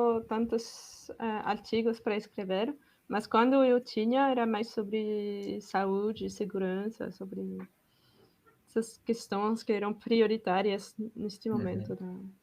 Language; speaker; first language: Portuguese; non-native, fluent; French